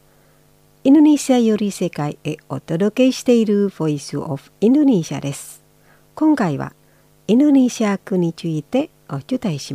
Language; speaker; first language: Japanese; non-native, fluent; Indonesian